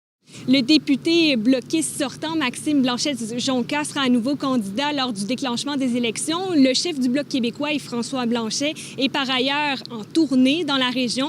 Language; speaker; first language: French; native; French